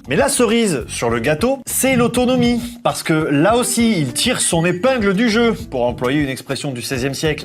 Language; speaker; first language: French; native; French